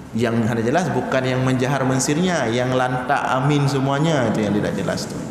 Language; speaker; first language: Malay; non-native, local second language; Achinese